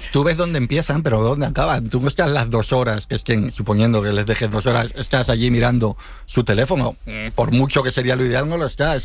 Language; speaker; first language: Spanish; native; Spanish